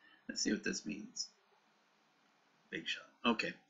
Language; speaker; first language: English; native; English